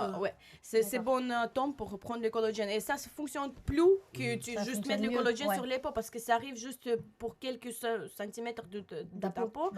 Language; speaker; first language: French; non-native, learner; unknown